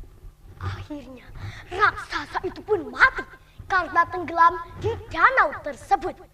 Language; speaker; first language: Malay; non-native, local second language; Javanese